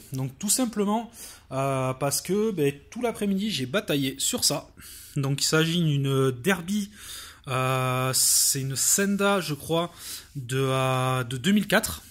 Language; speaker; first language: French; native; French